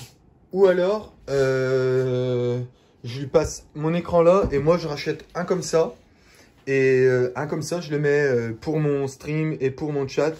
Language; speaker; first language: French; native; French